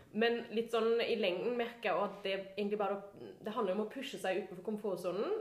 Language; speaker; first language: Norwegian; non-native, fluent; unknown